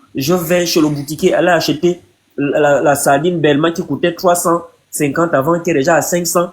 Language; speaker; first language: French; non-native, local second language; Fang